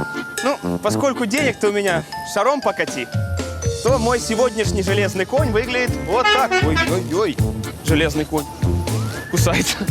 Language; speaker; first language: Russian; native; Russian